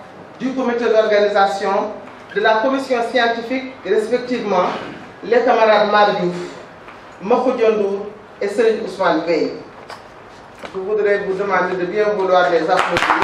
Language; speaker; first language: French; non-native, local second language; Wolof